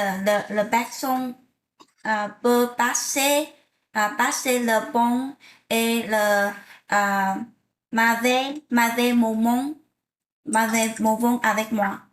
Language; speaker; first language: French; non-native, learner; Vietnamese